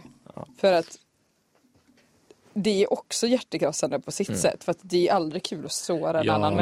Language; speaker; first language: Swedish; native; Swedish